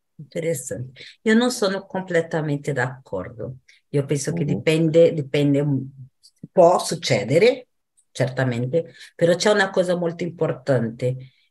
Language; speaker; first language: Italian; non-native, fluent; Portuguese